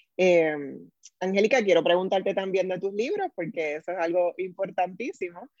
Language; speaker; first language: Spanish; native; Spanish